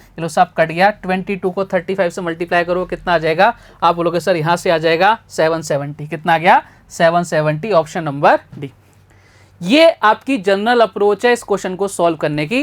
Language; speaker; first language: Hindi; native; Hindi